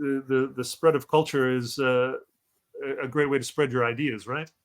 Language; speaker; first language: English; native; English